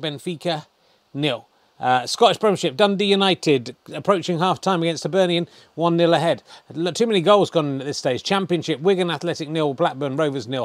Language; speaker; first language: English; native; English